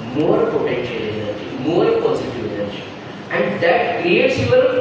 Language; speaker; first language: English; non-native, local second language; Marathi